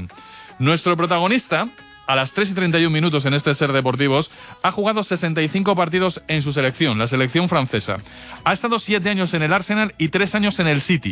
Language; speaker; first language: Spanish; native; Spanish